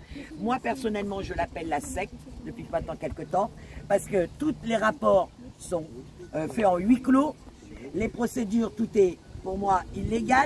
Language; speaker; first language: French; native; French